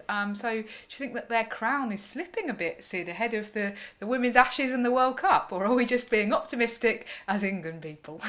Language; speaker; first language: English; native; English